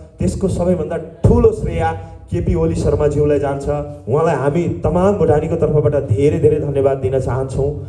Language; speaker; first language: Nepali; native; Nepali